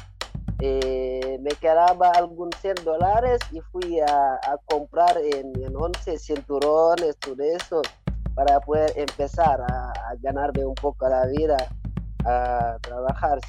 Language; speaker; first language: Spanish; non-native, learner; Wolof